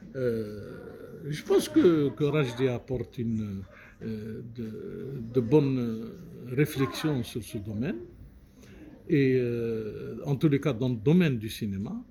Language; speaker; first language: French; non-native, local second language; Arabic